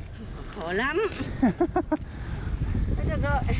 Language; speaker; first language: Vietnamese; native; Vietnamese